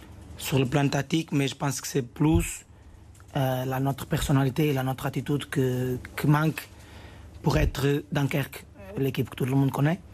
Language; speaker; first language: French; non-native, fluent; Portuguese